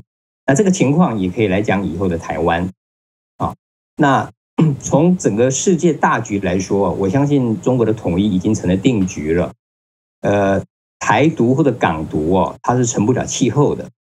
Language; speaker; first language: Chinese; native; Chinese